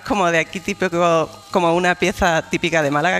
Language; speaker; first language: Spanish; native; Spanish